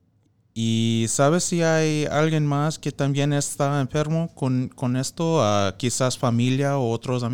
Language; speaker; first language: Spanish; non-native, fluent; English